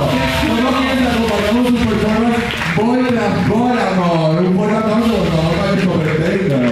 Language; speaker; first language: Spanish; native; Spanish